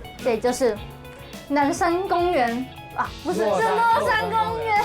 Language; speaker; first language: Chinese; native; Chinese